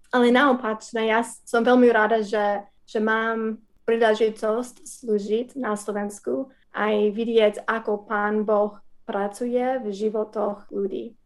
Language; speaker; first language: Slovak; non-native, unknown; English